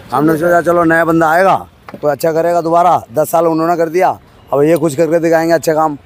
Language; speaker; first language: Hindi; non-native, local second language; Tamil